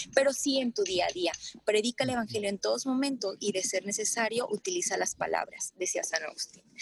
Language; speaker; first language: Spanish; native; Spanish